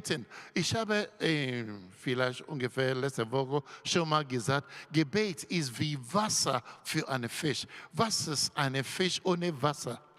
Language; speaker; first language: German; non-native, learner; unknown